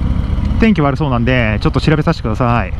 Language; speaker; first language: Japanese; native; Japanese